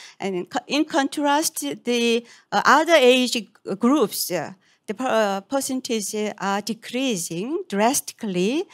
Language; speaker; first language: English; non-native, fluent; Korean